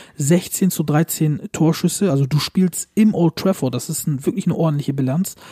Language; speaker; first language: German; early bilingual, other home language; Turkish